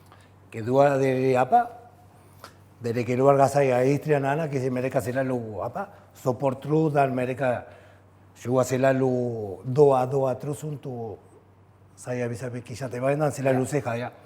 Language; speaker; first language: Indonesian; non-native, fluent; Spanish